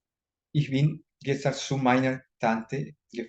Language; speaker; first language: German; non-native, fluent; Spanish